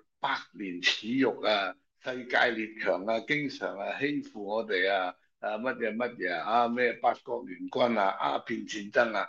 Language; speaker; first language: Cantonese; native; Cantonese